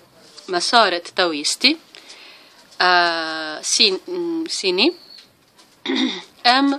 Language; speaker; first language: Hebrew; non-native, learner; Italian